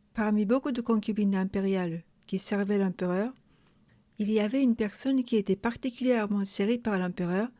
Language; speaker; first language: French; non-native, fluent; Japanese